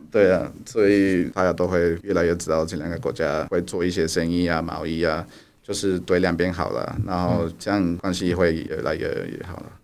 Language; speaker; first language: Chinese; non-native, fluent; Spanish